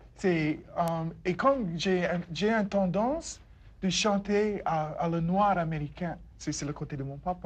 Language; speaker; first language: French; non-native, fluent; English